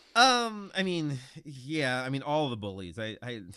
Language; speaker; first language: English; native; English